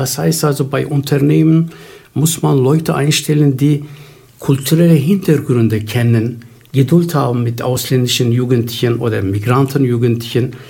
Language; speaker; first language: German; non-native, fluent; Turkish